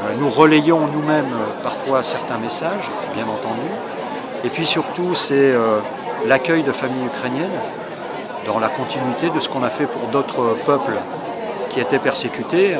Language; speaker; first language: French; native; French